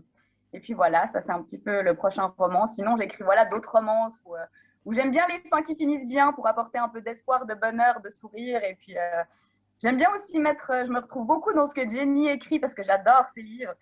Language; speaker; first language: French; native; French